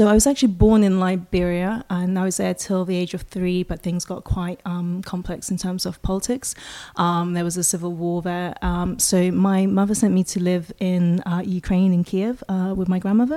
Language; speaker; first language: English; non-native, local second language; Russian